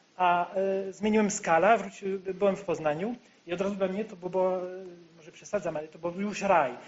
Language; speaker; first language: Polish; non-native, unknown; French